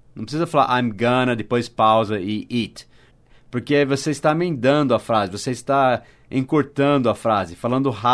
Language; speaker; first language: Portuguese; non-native, fluent; English